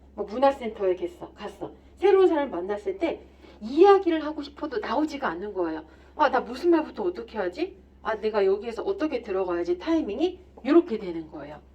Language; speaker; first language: Korean; native; Korean